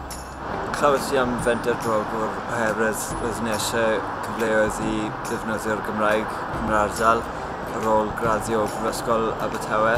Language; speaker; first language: Welsh; non-native, local second language; English